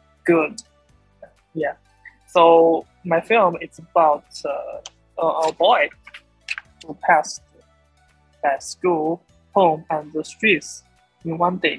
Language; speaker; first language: English; non-native, learner; Chinese